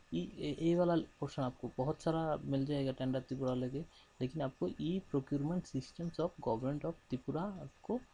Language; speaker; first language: Hindi; non-native, local second language; Bangla